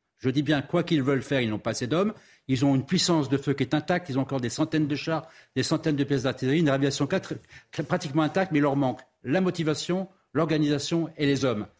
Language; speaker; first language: French; native; French